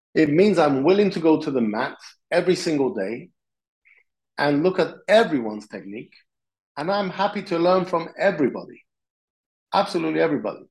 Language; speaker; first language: English; non-native, fluent; Italian